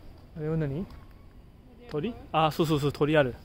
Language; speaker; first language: Japanese; non-native, learner; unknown